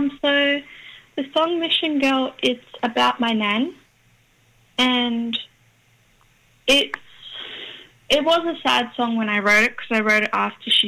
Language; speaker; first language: English; native; English